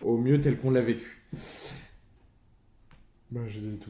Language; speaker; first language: French; native; French